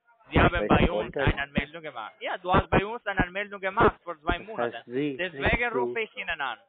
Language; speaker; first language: German; non-native, learner; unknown